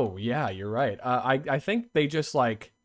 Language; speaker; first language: English; native; English